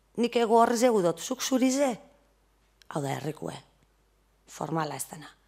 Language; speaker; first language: Basque; native; Basque